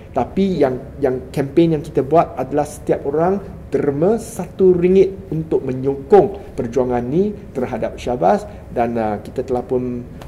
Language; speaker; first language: Malay; non-native, local second language; Chinese